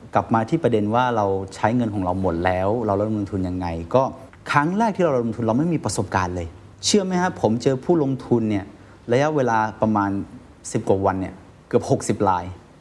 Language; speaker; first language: Thai; non-native, fluent; Chinese